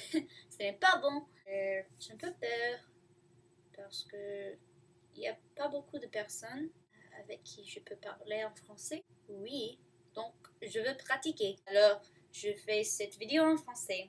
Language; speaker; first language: French; non-native, learner; English